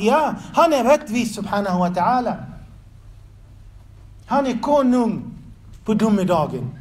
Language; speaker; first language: Swedish; non-native, fluent; Arabic